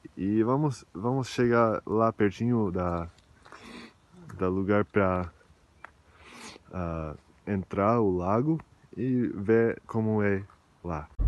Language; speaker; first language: Portuguese; non-native, fluent; English